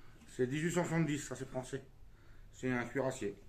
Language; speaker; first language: French; native; French